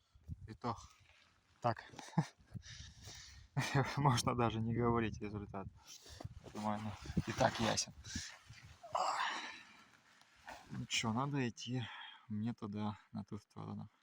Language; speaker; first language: Russian; native; Russian